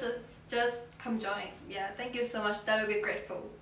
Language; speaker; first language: English; non-native, learner; Thai